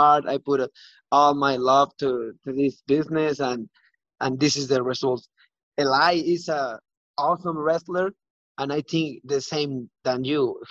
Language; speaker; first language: English; non-native, learner; Spanish